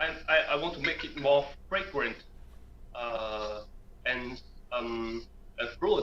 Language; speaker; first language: English; non-native, learner; Chinese